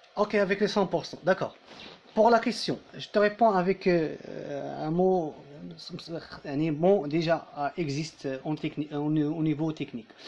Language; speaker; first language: French; non-native, local second language; Arabic